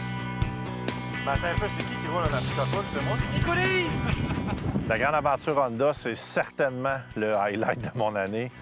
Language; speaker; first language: French; native; French